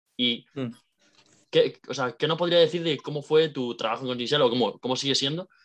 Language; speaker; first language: Spanish; native; Spanish